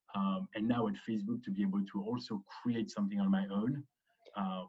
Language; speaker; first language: English; early bilingual, other home language; French